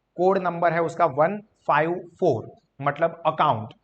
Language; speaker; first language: Hindi; non-native, local second language; Gujarati